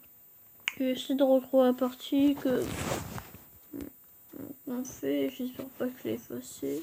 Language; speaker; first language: French; native; French